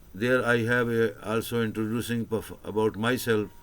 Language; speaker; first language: English; non-native, local second language; Urdu